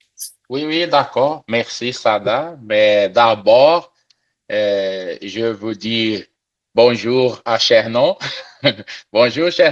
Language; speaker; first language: French; non-native, learner; Portuguese